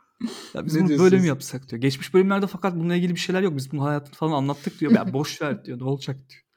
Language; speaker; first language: Turkish; native; Turkish